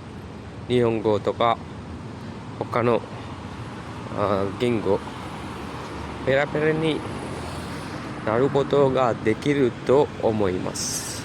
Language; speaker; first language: Japanese; non-native, learner; Sinhala